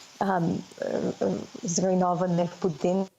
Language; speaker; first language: Ukrainian; early bilingual, heritage; Ukrainian